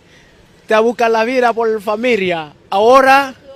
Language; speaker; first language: Spanish; non-native, learner; Haitian Creole